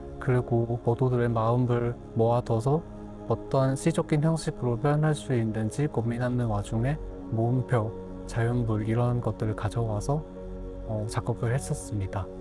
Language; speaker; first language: Korean; non-native, fluent; Chinese